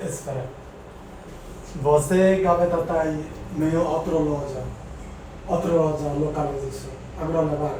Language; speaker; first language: Portuguese; non-native, learner; Malayalam